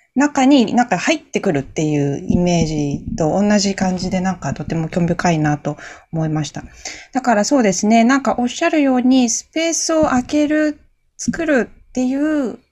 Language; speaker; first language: Japanese; native; Japanese